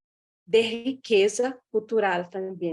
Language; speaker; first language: Spanish; non-native, fluent; Guarani